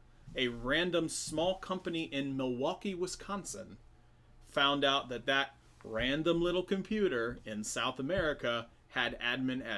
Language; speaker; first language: English; native; English